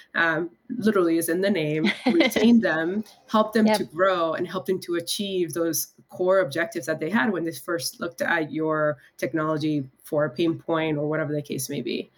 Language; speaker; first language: English; early bilingual, other home language; Spanish